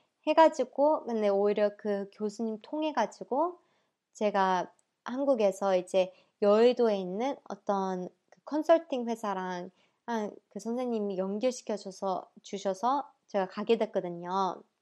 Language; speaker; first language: Korean; early bilingual, heritage; Korean